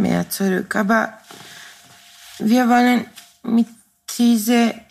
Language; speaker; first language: German; non-native, fluent; Serbian